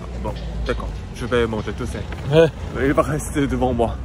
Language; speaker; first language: French; non-native, fluent; Korean